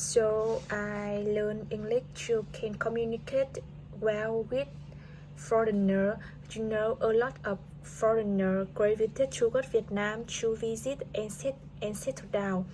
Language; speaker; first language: English; non-native, learner; Vietnamese